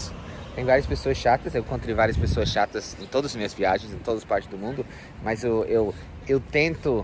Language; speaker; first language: Portuguese; non-native, fluent; English